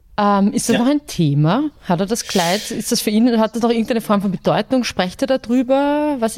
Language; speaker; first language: German; native; German